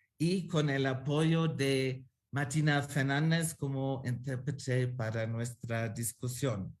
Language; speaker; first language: Spanish; non-native, fluent; German